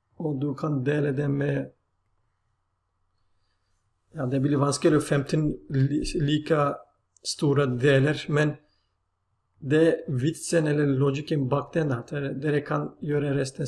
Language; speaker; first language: Norwegian; non-native, learner; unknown